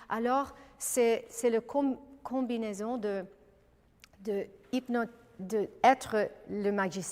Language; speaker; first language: French; non-native, fluent; English